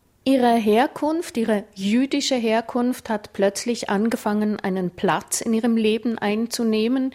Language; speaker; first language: German; native; German